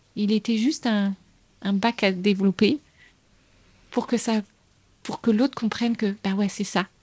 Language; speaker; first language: French; native; French